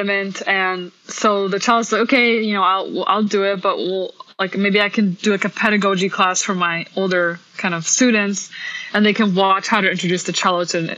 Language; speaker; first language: English; early bilingual, other home language; Polish